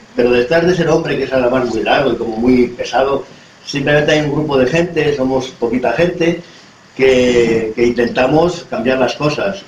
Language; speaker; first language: Spanish; native; Spanish